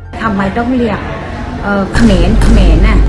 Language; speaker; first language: Thai; non-native, fluent; Khmer